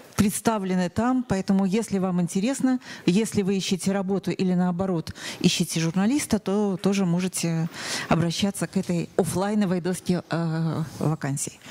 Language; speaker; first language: Russian; native; Russian